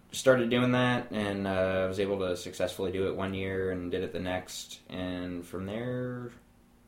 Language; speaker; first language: English; native; English